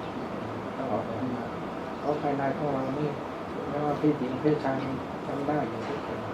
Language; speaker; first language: Thai; native; Thai